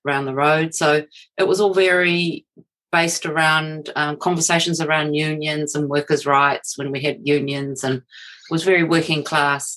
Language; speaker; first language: English; native; English